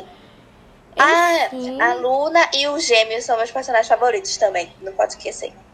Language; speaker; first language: Portuguese; native; Portuguese